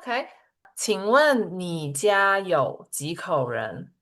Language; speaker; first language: Chinese; non-native, fluent; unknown